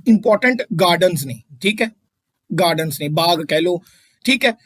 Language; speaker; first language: Hindi; non-native, local second language; Punjabi